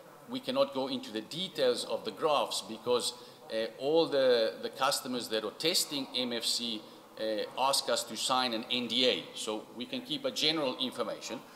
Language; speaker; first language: English; non-native, fluent; Italian